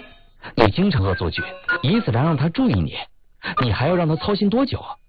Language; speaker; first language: Chinese; native; Chinese